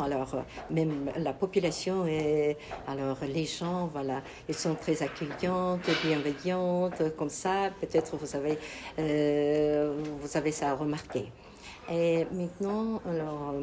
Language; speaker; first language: French; non-native, fluent; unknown